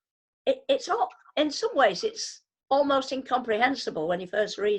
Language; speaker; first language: English; native; English